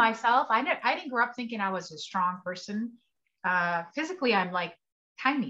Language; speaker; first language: English; early bilingual, other home language; Arabic